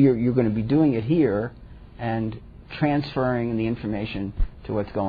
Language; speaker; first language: English; native; English